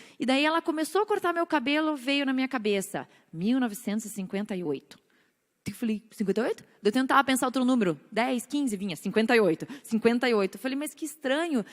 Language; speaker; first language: Portuguese; native; Portuguese